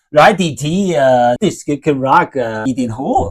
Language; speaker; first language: Welsh; non-native, learner; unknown